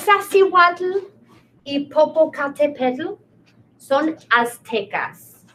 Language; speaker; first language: Spanish; non-native, fluent; English